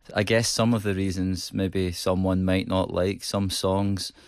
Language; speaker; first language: English; native; English